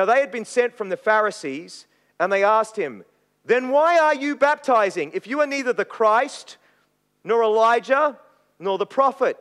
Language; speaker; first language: English; native; English